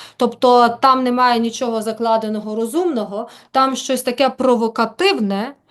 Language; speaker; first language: Ukrainian; native; Ukrainian